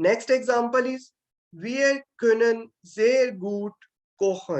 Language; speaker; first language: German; non-native, fluent; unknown